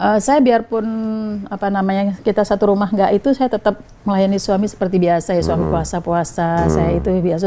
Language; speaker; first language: Indonesian; non-native, local second language; Javanese